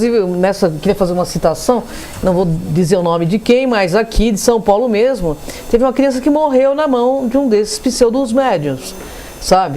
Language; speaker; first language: Portuguese; native; Portuguese